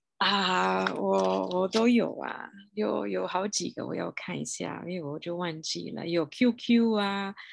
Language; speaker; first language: Chinese; non-native, fluent; Italian